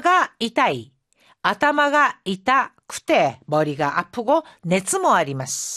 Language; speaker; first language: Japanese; non-native, fluent; Korean